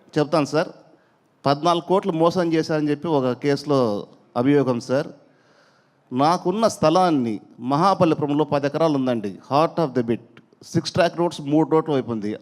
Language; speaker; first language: Telugu; native; Telugu